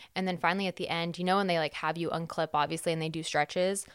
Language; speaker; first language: English; native; English